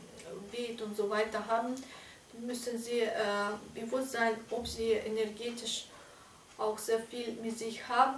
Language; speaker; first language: German; non-native, fluent; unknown